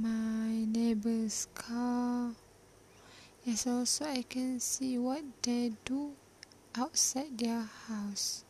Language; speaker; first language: English; non-native, learner; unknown